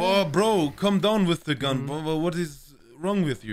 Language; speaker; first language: English; non-native, learner; German